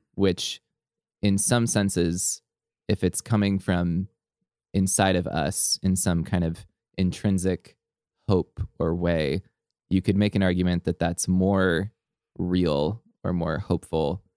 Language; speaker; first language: English; native; English